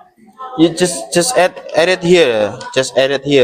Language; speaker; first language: English; non-native, learner; Indonesian